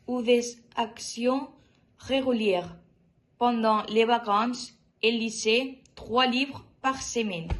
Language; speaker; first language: French; non-native, learner; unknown